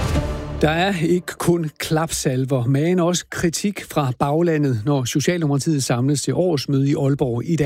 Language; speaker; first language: Danish; native; Danish